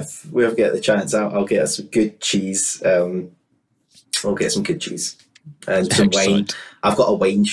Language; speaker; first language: English; native; English